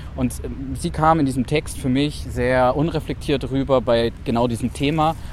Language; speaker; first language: German; native; German